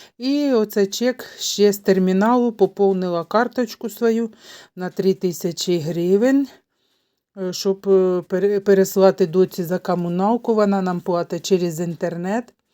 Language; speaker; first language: Ukrainian; native; Ukrainian